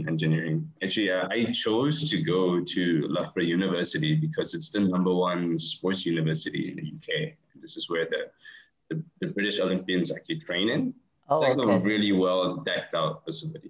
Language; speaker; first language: English; non-native, local second language; Chinese